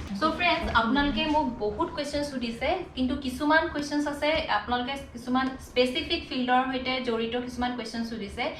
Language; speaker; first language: Assamese; non-native, local second language; Mising